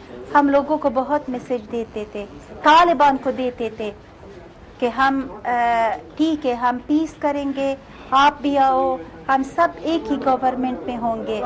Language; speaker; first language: Hindi; non-native, fluent; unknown